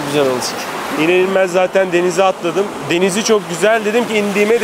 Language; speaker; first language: Turkish; native; Turkish